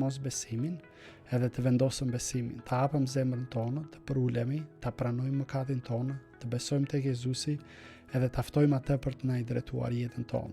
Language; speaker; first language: Albanian; native; Albanian